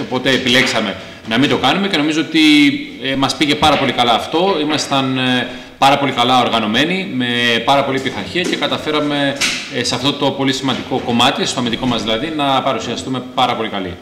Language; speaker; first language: Greek; native; Greek